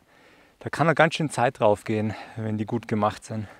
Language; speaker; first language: German; native; German